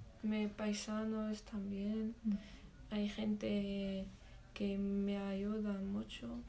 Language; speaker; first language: Spanish; non-native, learner; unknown